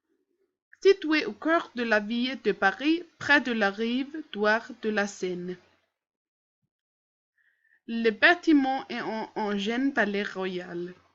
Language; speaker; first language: French; non-native, learner; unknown